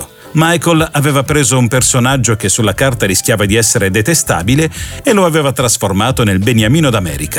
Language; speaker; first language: Italian; native; Italian